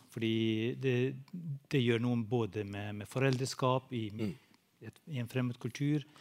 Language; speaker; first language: Norwegian; non-native, fluent; Albanian